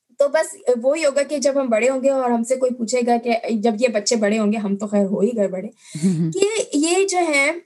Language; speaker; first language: Urdu; native; Urdu